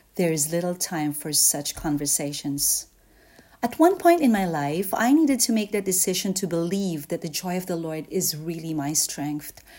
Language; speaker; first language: English; non-native, local second language; Filipino